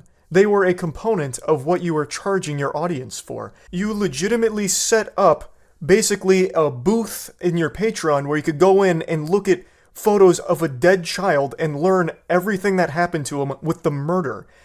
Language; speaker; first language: English; native; English